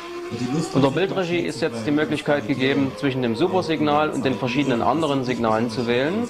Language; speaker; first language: German; native; German